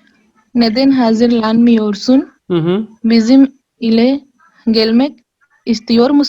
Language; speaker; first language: Turkish; non-native, learner; Urdu